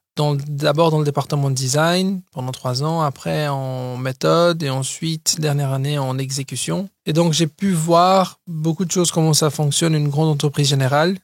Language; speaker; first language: French; early bilingual, other home language; Portuguese